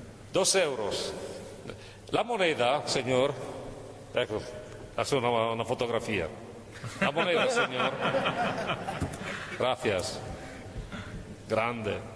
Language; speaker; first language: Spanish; non-native, fluent; Italian